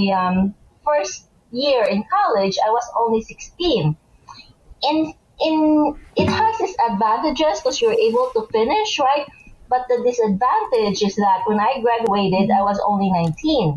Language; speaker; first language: English; non-native, local second language; Hiligaynon